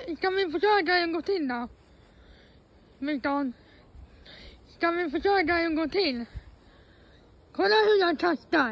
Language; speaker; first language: Swedish; non-native, fluent; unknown